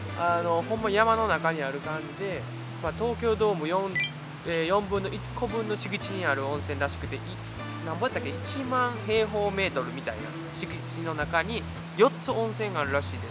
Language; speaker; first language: Japanese; native; Japanese